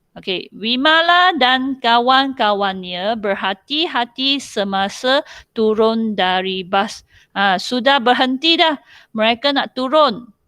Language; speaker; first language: Malay; non-native, local second language; Chinese